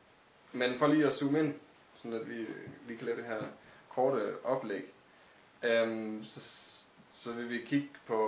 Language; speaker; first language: Danish; native; Danish